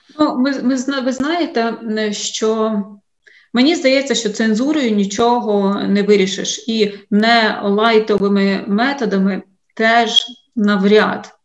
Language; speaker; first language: Ukrainian; native; Ukrainian